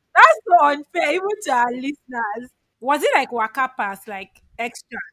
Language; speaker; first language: English; non-native, local second language; Yoruba